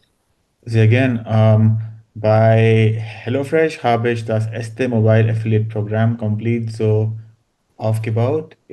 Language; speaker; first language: German; non-native, learner; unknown